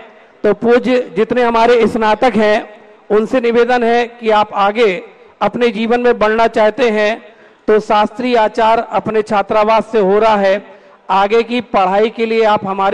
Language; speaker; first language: Hindi; native; Hindi